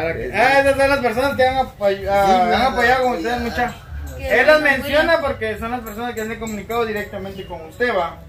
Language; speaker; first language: Spanish; native; Spanish